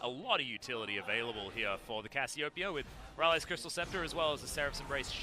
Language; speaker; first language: English; native; English